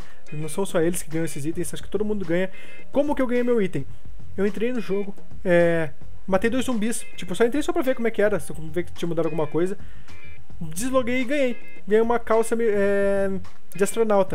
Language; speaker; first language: Portuguese; native; Portuguese